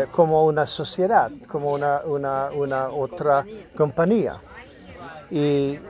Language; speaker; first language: Spanish; non-native, learner; French